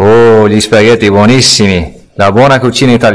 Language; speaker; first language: Italian; non-native, fluent; English